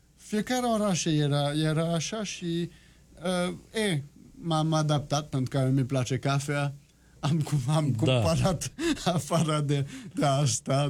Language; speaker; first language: Romanian; non-native, learner; French